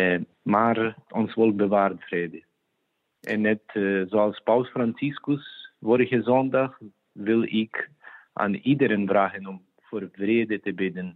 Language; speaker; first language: Dutch; non-native, fluent; Ukrainian